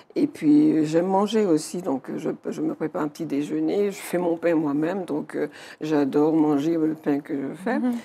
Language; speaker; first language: French; native; French